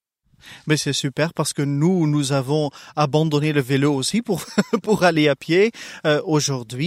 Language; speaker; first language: French; non-native, local second language; Dutch